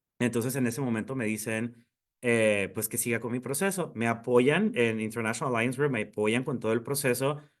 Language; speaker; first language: Spanish; native; Spanish